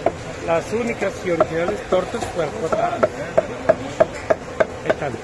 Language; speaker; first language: Spanish; native; Spanish